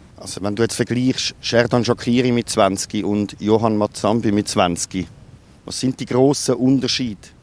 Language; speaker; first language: German; native; German